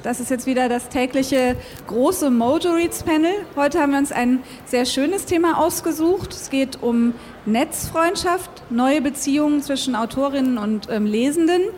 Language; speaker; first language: German; native; German